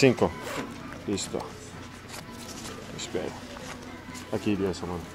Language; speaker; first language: Spanish; non-native, learner; English